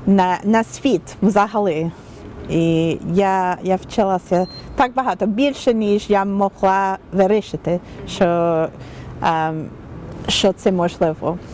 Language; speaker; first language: Ukrainian; non-native, learner; English